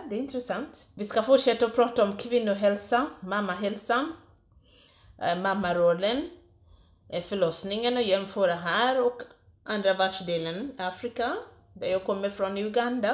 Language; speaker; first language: Swedish; non-native, fluent; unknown